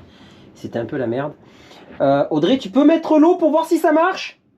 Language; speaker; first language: French; native; French